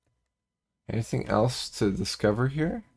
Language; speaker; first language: English; native; English